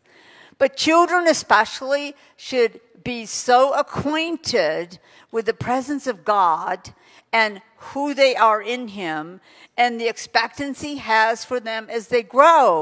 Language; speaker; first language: English; native; English